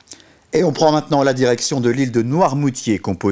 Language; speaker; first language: French; native; French